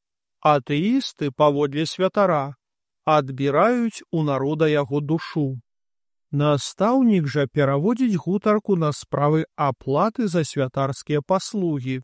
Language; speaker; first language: Belarusian; native; Belarusian